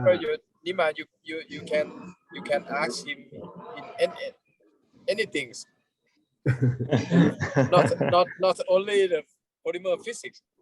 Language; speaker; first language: English; non-native, fluent; Thai